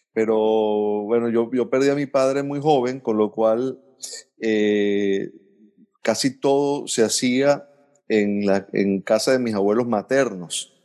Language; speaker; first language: Spanish; native; Spanish